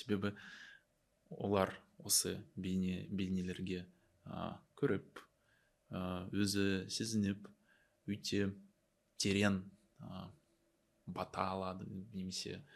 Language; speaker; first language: Kazakh; non-native, learner; Russian